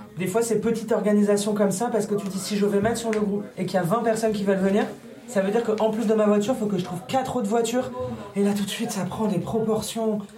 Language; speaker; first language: French; native; French